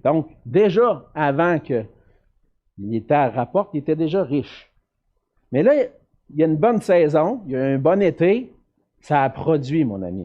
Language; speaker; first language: French; native; French